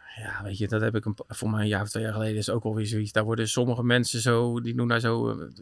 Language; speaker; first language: Dutch; native; Dutch